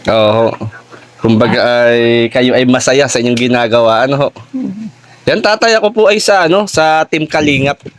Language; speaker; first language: Filipino; native; Filipino